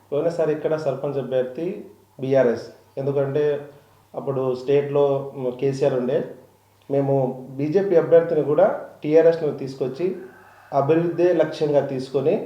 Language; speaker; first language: Telugu; non-native, local second language; Lambadi